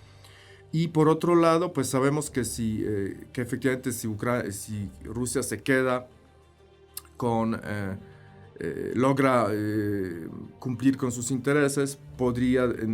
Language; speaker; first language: Spanish; non-native, fluent; Polish